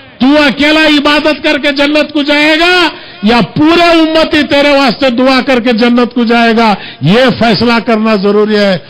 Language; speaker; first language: Urdu; native; Urdu